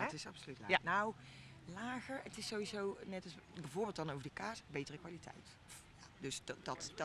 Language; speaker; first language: Dutch; native; Dutch